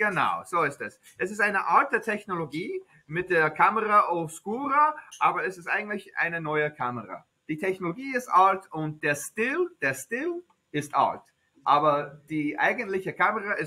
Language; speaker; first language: German; non-native, fluent; English